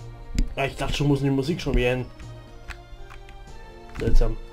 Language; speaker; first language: German; native; German